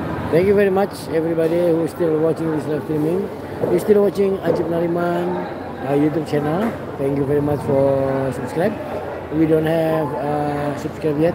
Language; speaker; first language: English; non-native, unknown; Indonesian